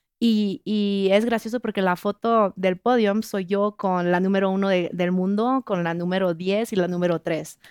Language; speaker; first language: Spanish; non-native, fluent; French